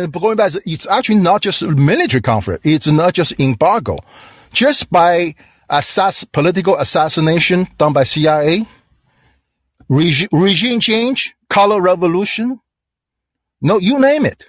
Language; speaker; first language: English; non-native, fluent; Chinese